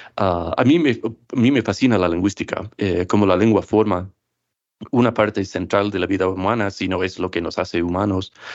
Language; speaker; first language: Spanish; non-native, fluent; English